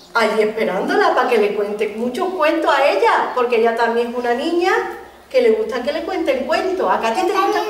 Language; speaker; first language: Spanish; native; Spanish